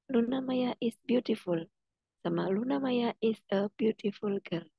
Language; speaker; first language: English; non-native, fluent; Indonesian